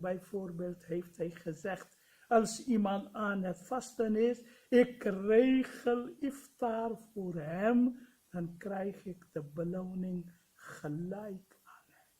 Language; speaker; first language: Dutch; non-native, fluent; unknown